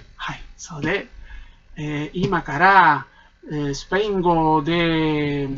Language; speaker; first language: Japanese; non-native, learner; Spanish